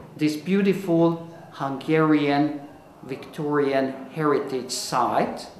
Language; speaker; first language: English; non-native, fluent; Hungarian